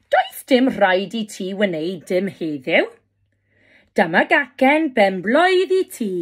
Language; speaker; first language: Welsh; non-native, local second language; English